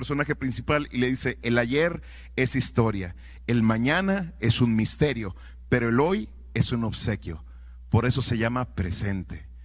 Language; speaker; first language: Spanish; native; Spanish